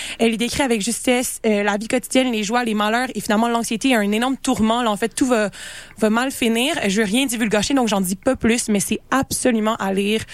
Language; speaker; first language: French; native; French